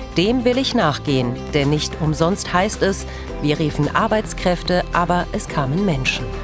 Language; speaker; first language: German; early bilingual, other home language; Turkish